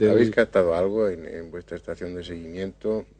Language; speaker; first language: Spanish; native; Spanish